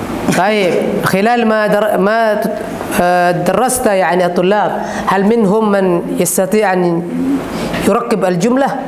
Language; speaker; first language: Arabic; non-native, fluent; Indonesian